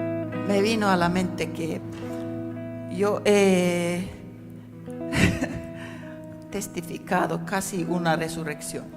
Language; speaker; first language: Spanish; non-native, fluent; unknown